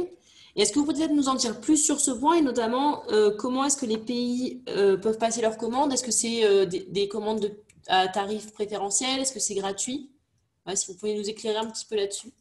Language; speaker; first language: French; native; French